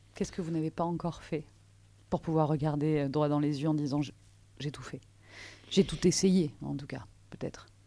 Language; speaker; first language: French; native; French